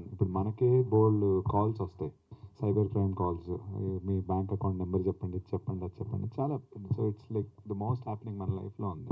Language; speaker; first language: Telugu; native; Telugu